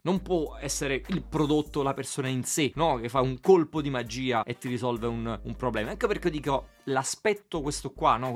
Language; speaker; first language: Italian; native; Italian